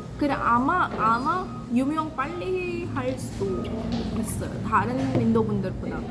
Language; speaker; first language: Korean; non-native, learner; Hindi